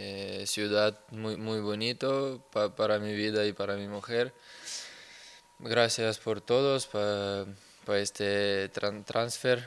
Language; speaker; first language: Spanish; non-native, learner; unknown